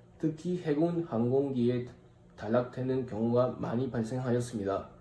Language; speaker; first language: Korean; non-native, fluent; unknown